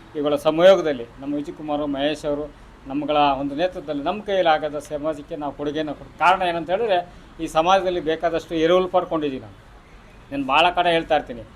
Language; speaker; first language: Kannada; native; Kannada